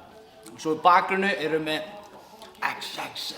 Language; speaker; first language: Icelandic; non-native, fluent; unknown